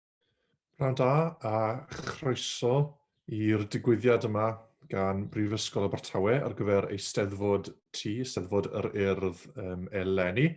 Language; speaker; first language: Welsh; native; Welsh